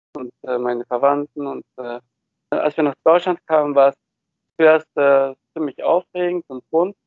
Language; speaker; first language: German; early bilingual, other home language; Bulgarian